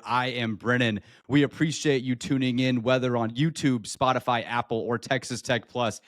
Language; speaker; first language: English; native; English